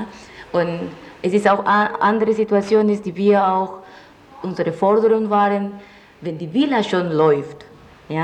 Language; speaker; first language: German; non-native, fluent; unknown